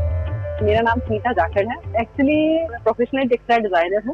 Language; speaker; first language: Hindi; native; Hindi